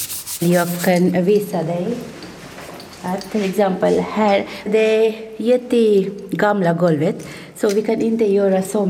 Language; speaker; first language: Swedish; non-native, local second language; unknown